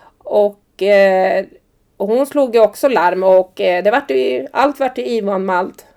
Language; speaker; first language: Swedish; early bilingual, other home language; Persian